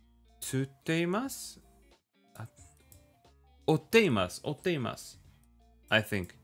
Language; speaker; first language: Japanese; non-native, learner; English